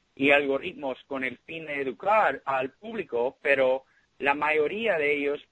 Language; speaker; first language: Spanish; early bilingual, heritage; Spanish